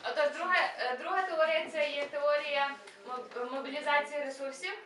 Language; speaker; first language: Ukrainian; native; Ukrainian